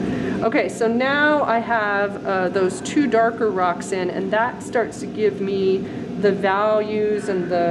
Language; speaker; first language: English; native; English